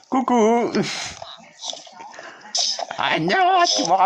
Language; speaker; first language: French; native; French